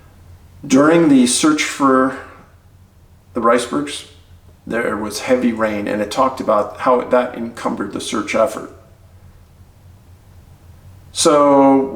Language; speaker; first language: English; native; English